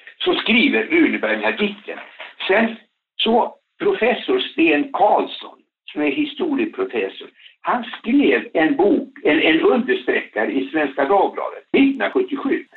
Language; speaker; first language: Swedish; native; Swedish